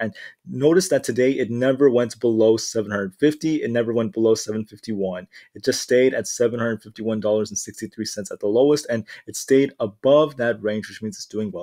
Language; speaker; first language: English; native; English